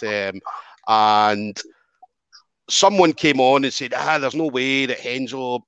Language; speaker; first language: English; native; English